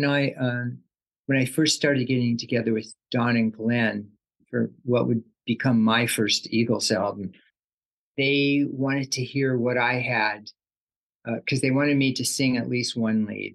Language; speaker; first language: English; native; English